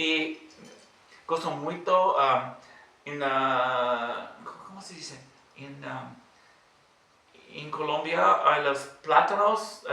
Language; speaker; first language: Portuguese; non-native, learner; English